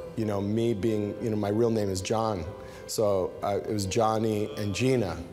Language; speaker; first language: English; native; English